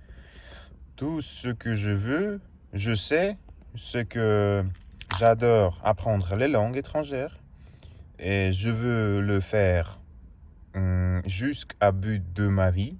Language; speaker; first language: French; non-native, learner; Russian